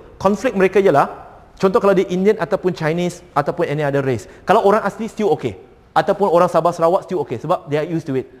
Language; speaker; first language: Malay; non-native, local second language; Cantonese